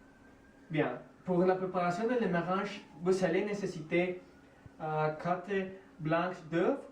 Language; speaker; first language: French; non-native, learner; Spanish